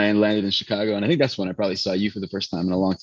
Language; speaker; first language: English; early bilingual, other home language; Spanish